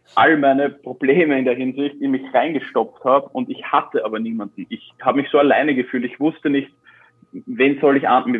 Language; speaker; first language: German; native; German